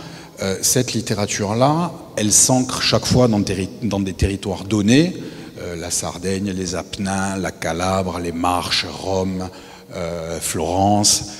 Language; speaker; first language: French; native; French